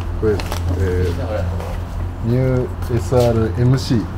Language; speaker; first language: Japanese; native; Japanese